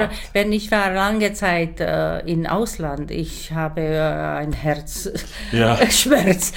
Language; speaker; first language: German; non-native, learner; Czech